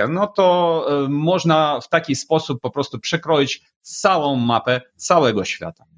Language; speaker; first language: Polish; non-native, fluent; Ukrainian